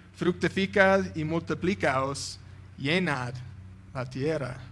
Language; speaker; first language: Spanish; non-native, fluent; English